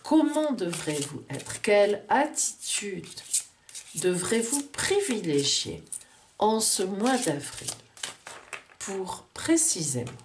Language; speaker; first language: French; native; French